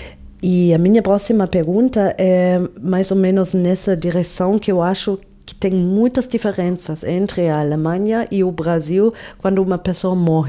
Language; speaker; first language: Portuguese; non-native, fluent; German